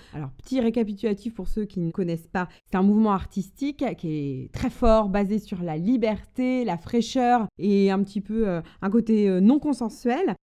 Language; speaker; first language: French; native; French